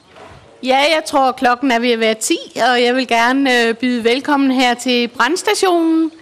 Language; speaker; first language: Danish; native; Danish